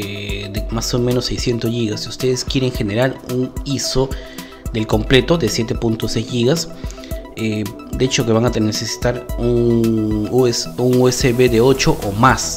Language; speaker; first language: Spanish; native; Spanish